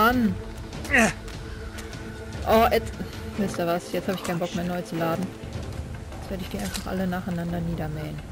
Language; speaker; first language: German; native; German